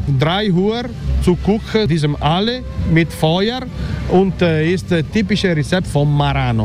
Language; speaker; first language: German; non-native, learner; Italian